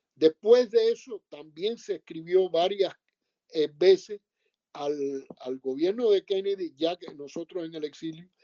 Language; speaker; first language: Spanish; native; Spanish